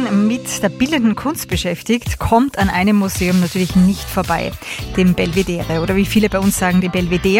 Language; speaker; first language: German; native; German